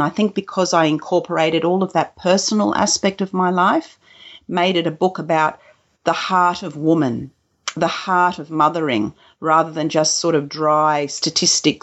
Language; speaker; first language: English; native; English